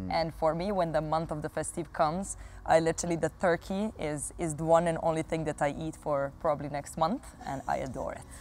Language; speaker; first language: English; non-native, fluent; Serbian